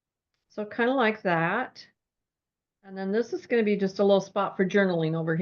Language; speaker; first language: English; native; English